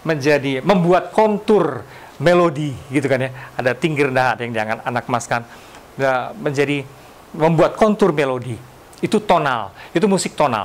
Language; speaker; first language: Indonesian; native; Indonesian